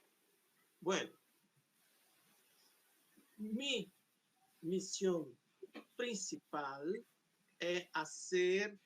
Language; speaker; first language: Spanish; non-native, fluent; Portuguese